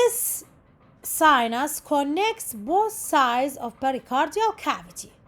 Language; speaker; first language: English; non-native, local second language; Arabic